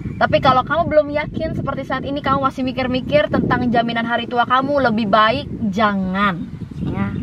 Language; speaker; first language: Indonesian; native; Indonesian